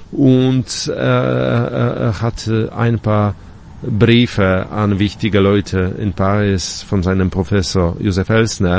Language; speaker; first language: German; non-native, fluent; Polish